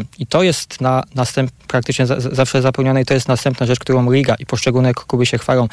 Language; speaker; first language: Polish; native; Polish